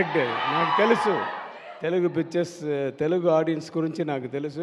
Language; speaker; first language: Telugu; non-native, learner; Tamil